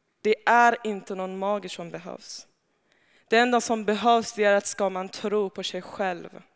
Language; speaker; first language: Swedish; non-native, fluent; Persian